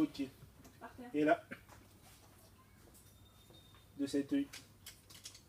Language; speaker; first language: French; native; French